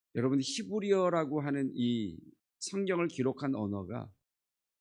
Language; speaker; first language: Korean; native; Korean